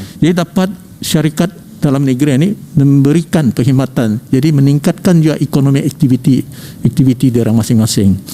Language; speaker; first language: Malay; native; Malay